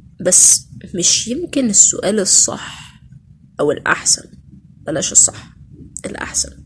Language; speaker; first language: Arabic; native; Arabic